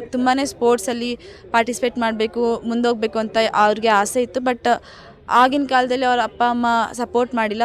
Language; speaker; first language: Kannada; native; Kannada